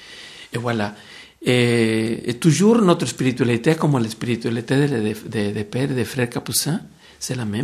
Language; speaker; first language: French; non-native, fluent; Spanish